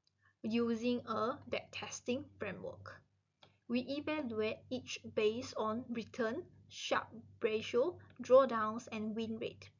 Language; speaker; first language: English; non-native, local second language; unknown